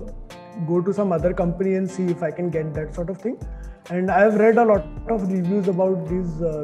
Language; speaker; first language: English; non-native, local second language; Hindi